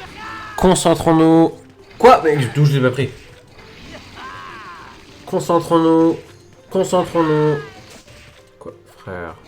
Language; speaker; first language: French; native; French